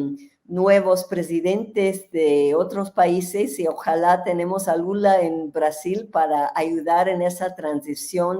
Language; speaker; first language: Spanish; non-native, fluent; English